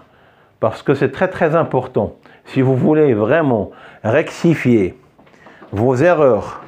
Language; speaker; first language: French; non-native, fluent; Arabic